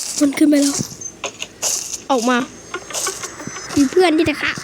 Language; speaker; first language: Thai; native; Thai